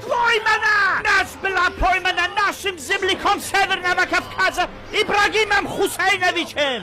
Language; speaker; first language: Russian; native; Russian